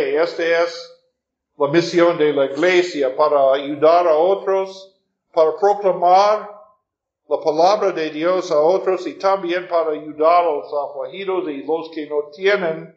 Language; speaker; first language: Spanish; non-native, fluent; English